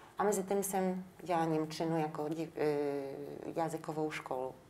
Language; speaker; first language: Czech; non-native, fluent; Polish